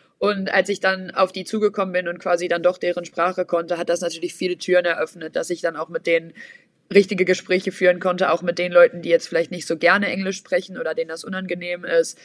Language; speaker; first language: German; native; German